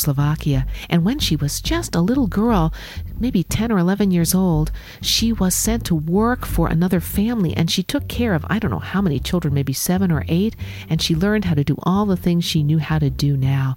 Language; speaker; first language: English; native; English